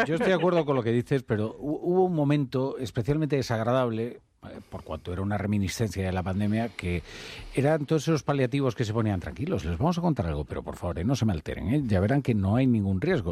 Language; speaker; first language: Spanish; native; Spanish